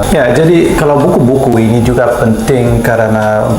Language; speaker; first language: Indonesian; non-native, fluent; Dutch